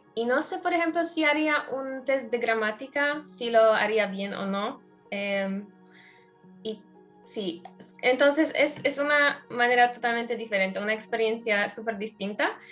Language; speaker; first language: Spanish; non-native, fluent; Polish